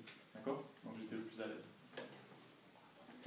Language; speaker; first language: French; native; French